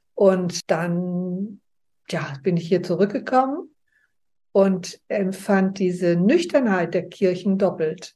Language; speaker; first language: German; native; German